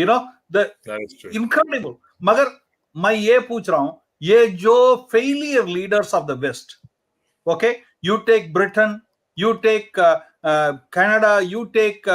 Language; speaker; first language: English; non-native, local second language; Hindi